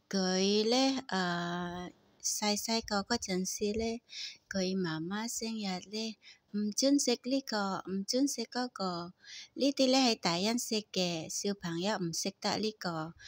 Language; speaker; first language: Cantonese; non-native, fluent; Indonesian